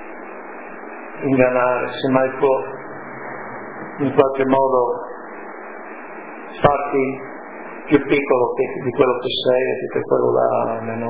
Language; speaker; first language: Italian; native; Italian